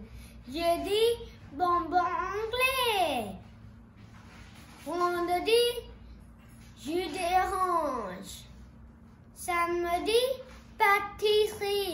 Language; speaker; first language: French; non-native, learner; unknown